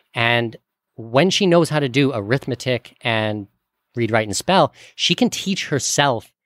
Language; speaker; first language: English; native; English